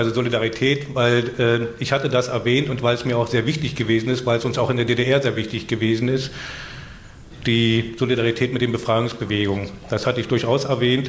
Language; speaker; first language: German; native; German